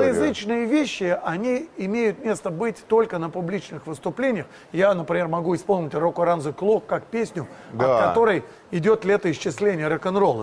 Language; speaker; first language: Russian; native; Russian